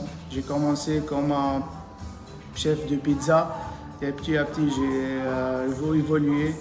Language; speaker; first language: French; non-native, local second language; Arabic